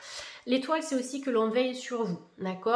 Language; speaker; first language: French; native; French